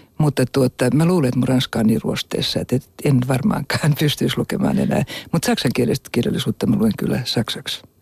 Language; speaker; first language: Finnish; native; Finnish